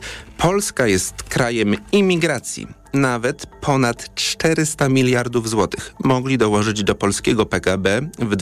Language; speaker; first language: Polish; native; Polish